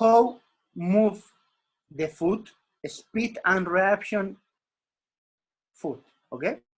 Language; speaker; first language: English; non-native, learner; Spanish